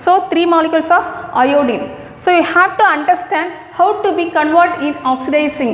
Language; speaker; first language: English; non-native, local second language; Tamil